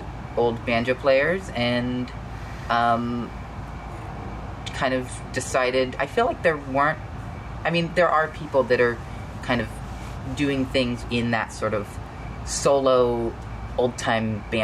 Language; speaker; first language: English; native; English